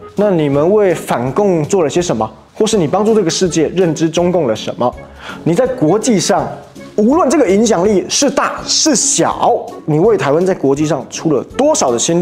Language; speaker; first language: Chinese; native; Chinese